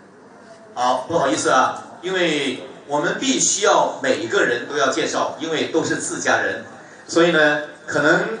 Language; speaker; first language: Chinese; native; Chinese